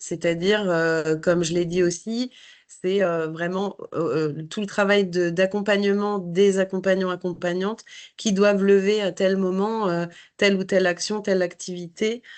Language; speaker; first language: French; native; French